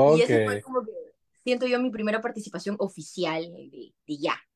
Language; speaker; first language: Spanish; native; Spanish